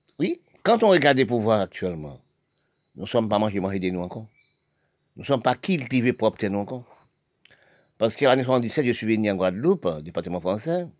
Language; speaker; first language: French; non-native, local second language; Haitian Creole